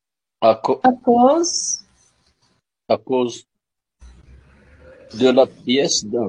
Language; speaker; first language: French; non-native, local second language; Arabic